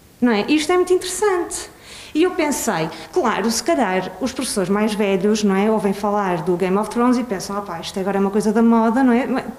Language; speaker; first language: Portuguese; early bilingual, other home language; Swedish